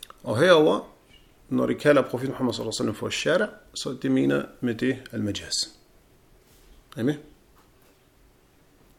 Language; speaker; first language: Danish; non-native, fluent; Arabic